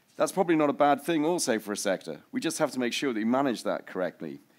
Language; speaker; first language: English; native; English